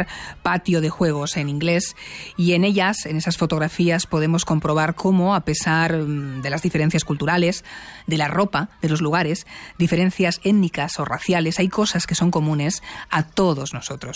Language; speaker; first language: Spanish; native; Spanish